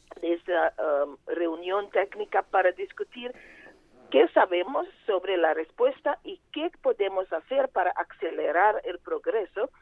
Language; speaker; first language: Spanish; non-native, fluent; Portuguese